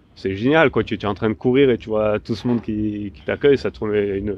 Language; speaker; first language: French; native; French